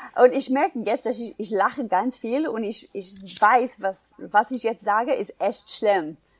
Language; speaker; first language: German; non-native, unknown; English